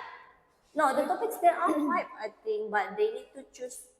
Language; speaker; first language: English; non-native, learner; Indonesian